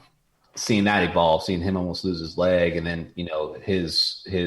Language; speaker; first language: English; native; English